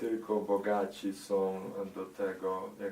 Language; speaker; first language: Polish; early bilingual, heritage; Polish